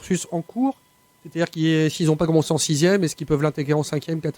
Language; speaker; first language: French; native; French